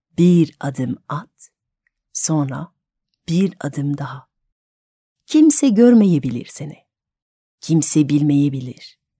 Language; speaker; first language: Turkish; non-native, fluent; French